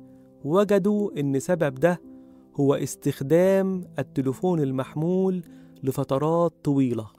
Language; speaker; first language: Arabic; native; Arabic